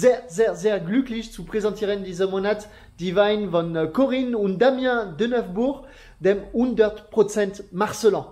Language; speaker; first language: German; non-native, learner; French